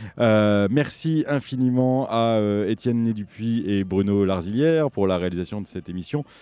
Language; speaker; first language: French; native; French